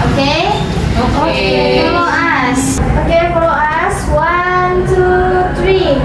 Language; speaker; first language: English; non-native, learner; Indonesian